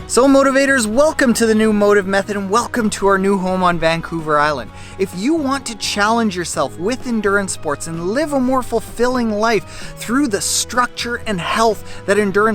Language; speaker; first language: English; native; English